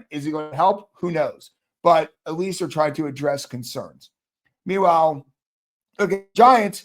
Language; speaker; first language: English; native; English